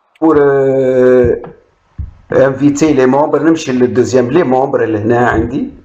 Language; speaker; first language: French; non-native, local second language; Arabic